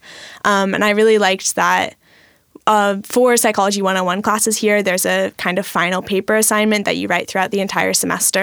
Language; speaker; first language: English; native; English